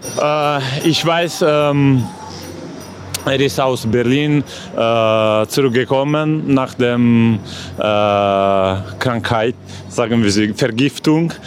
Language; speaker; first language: German; non-native, learner; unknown